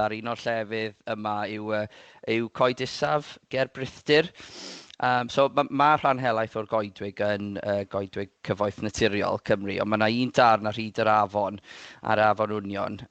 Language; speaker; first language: Welsh; native; Welsh